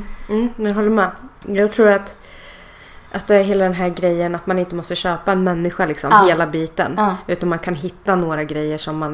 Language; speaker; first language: Swedish; native; Swedish